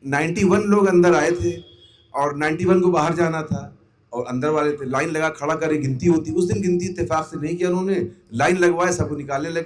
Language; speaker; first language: Hindi; native; Hindi